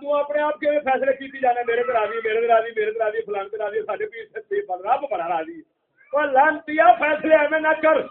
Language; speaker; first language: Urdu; non-native, local second language; Punjabi